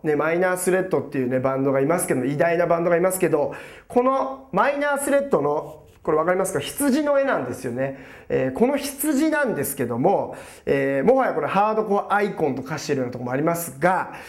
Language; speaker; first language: Japanese; native; Japanese